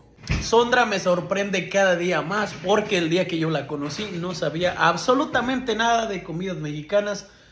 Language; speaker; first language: Spanish; native; Spanish